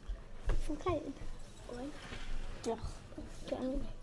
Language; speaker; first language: Welsh; non-native, local second language; English